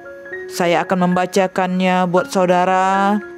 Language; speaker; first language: Indonesian; native; Indonesian